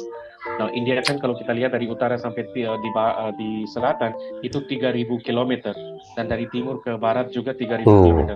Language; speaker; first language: Indonesian; non-native, fluent; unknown